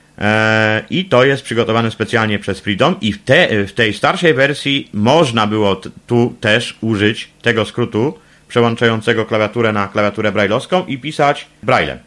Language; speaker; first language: Polish; native; Polish